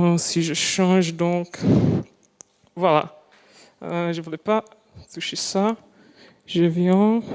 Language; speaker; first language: French; non-native, fluent; Portuguese